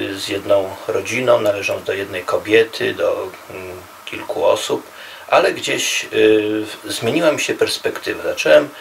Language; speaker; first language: Polish; native; Polish